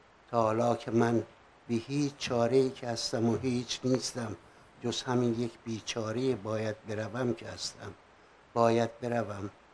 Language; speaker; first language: Persian; native; Persian